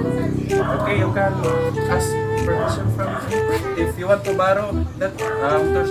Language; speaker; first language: English; non-native, learner; Filipino